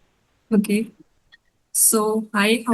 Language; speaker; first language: English; non-native, learner; Hindi